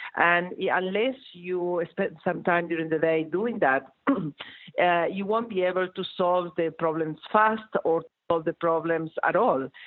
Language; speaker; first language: English; non-native, fluent; Spanish